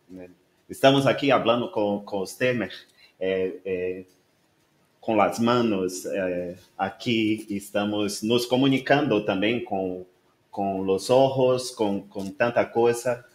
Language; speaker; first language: Spanish; non-native, learner; Portuguese